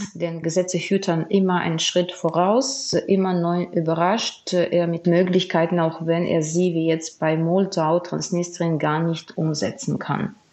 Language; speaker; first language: German; non-native, fluent; Ukrainian